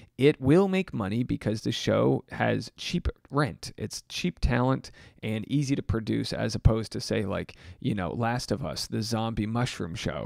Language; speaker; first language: English; native; English